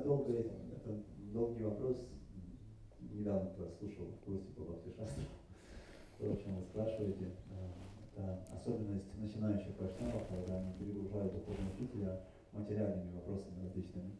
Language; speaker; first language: Russian; native; Russian